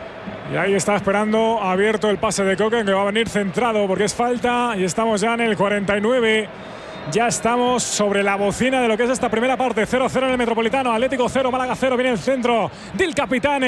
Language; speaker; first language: Spanish; native; Spanish